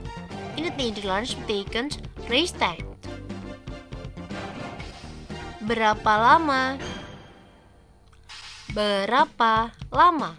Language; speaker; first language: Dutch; non-native, fluent; Indonesian